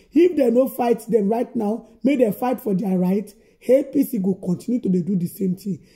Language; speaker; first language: Nigerian Pidgin; native; Nigerian Pidgin